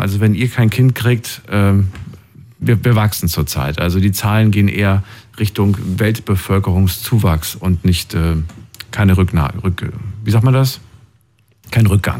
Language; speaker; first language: German; native; German